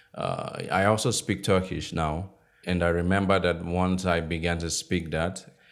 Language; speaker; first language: English; non-native, local second language; Igbo